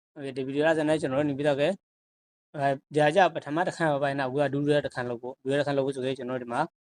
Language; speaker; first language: Burmese; native; Burmese